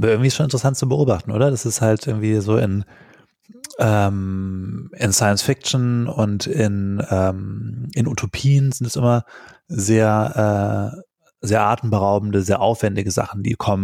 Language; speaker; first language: German; native; German